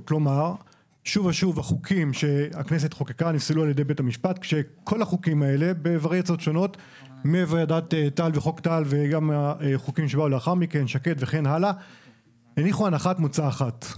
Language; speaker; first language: Hebrew; native; Hebrew